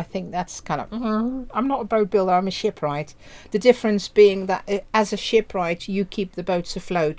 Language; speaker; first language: English; non-native, fluent; Dutch